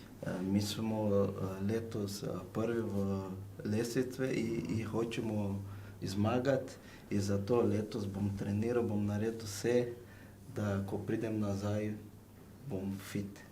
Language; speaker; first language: Slovenian; non-native, fluent; Portuguese